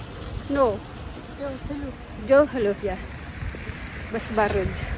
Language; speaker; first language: Arabic; non-native, learner; Filipino